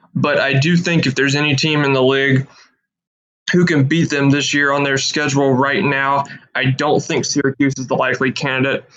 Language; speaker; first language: English; native; English